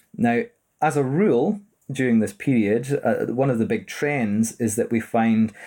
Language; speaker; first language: English; native; English